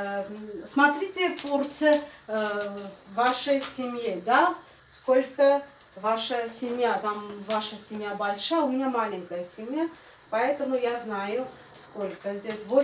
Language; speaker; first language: Russian; non-native, fluent; Armenian